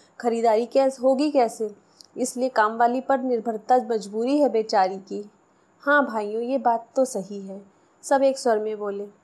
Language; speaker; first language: Hindi; non-native, local second language; Marathi